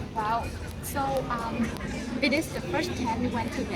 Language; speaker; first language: English; non-native, learner; Vietnamese